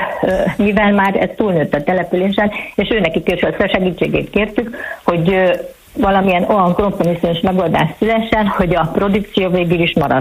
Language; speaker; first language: Hungarian; native; Hungarian